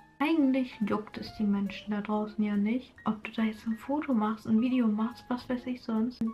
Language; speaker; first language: German; native; German